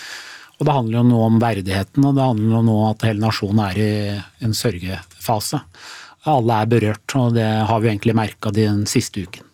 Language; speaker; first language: Norwegian; native; Norwegian